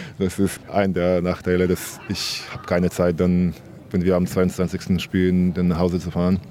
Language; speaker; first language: German; non-native, fluent; Polish